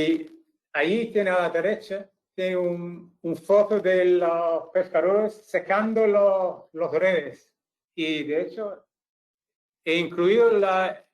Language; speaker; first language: Spanish; non-native, fluent; English